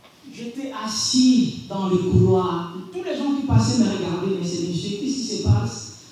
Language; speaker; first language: French; non-native, local second language; Lingala